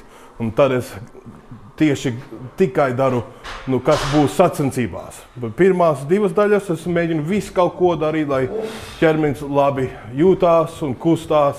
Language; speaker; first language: Latvian; early bilingual, heritage; English